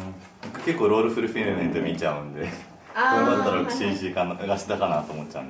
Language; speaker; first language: Japanese; native; Japanese